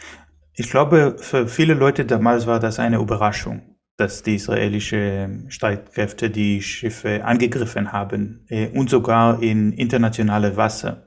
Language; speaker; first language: German; non-native, fluent; Hebrew